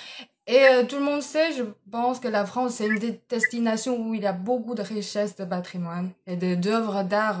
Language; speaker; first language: French; non-native, fluent; Chinese